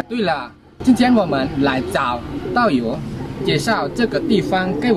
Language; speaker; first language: Chinese; non-native, learner; Lao